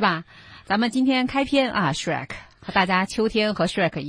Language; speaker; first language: Chinese; native; Chinese